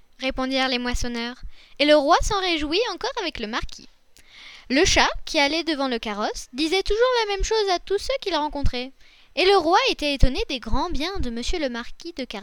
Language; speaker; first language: French; native; French